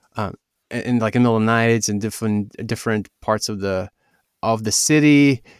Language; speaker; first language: English; early bilingual, other home language; Ukrainian